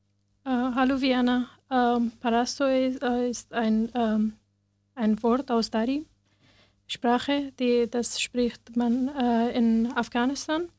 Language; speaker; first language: German; non-native, learner; Persian